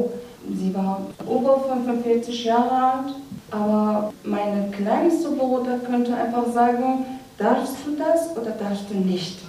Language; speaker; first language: German; non-native, learner; Persian